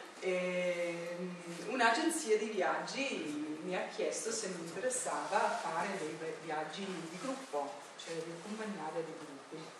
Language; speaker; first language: Italian; non-native, fluent; English